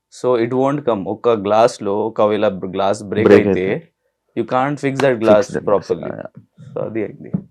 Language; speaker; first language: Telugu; non-native, local second language; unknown